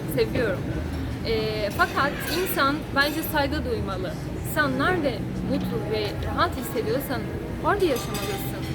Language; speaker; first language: Turkish; non-native, fluent; Portuguese